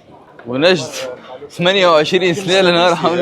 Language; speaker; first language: Arabic; native; Arabic